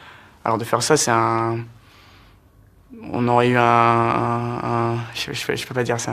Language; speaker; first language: French; early bilingual, heritage; French